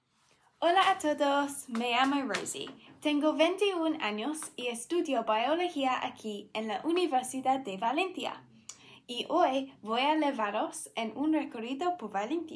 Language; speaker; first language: Spanish; non-native, learner; English